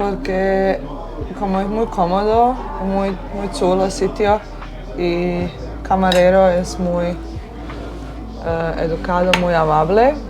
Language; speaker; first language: Spanish; non-native, learner; Bosnian